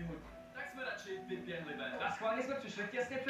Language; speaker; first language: Czech; native; Czech